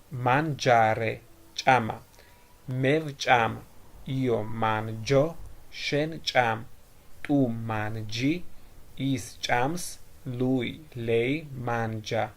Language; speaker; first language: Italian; non-native, fluent; Georgian